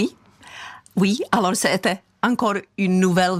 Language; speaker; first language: French; non-native, fluent; Czech